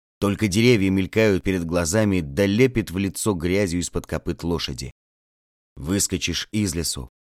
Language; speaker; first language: Russian; native; Russian